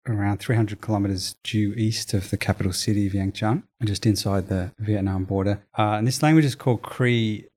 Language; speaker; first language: English; native; English